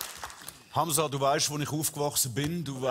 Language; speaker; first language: German; native; German